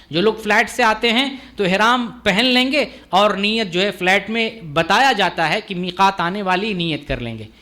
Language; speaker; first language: Urdu; native; Urdu